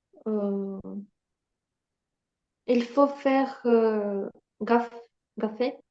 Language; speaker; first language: French; non-native, learner; Ukrainian